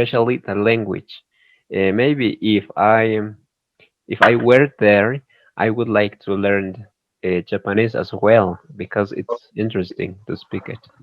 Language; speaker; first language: English; non-native, learner; Spanish